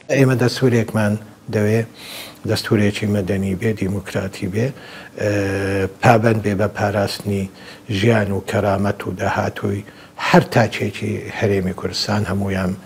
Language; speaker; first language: Central Kurdish; non-native, local second language; Assyrian Neo-Aramaic